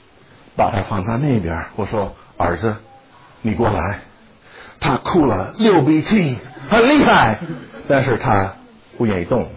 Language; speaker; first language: Chinese; non-native, fluent; English